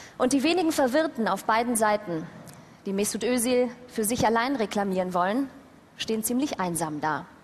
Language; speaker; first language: German; early bilingual, other home language; Turkish